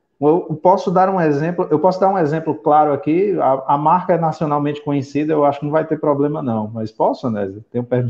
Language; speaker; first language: Portuguese; native; Portuguese